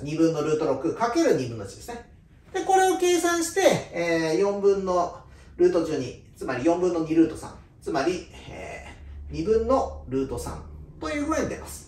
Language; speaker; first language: Japanese; native; Japanese